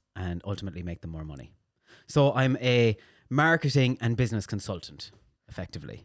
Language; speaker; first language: English; native; English